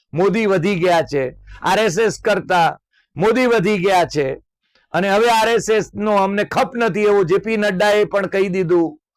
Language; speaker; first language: Gujarati; native; Gujarati